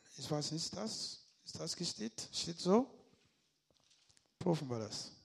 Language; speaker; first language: German; non-native, learner; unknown